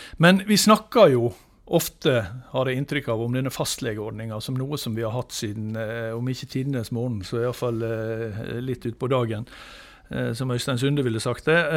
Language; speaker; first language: Norwegian; native; Norwegian